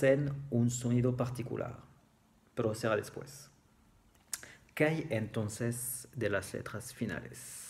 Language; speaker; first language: Spanish; non-native, fluent; French